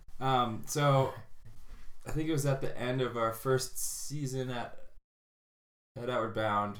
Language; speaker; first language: English; native; English